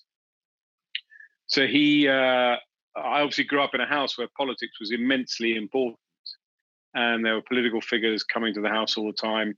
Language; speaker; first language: English; native; English